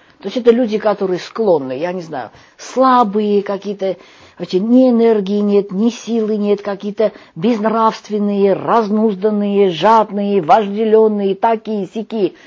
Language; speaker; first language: Russian; non-native, local second language; Armenian